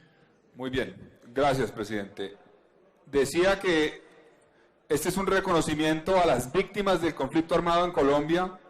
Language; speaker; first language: Spanish; native; Spanish